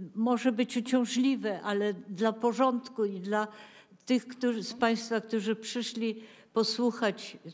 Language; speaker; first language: Polish; native; Polish